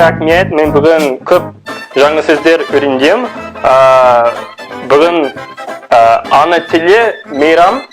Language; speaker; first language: Kazakh; non-native, fluent; English